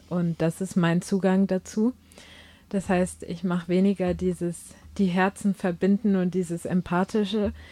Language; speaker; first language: German; early bilingual, other home language; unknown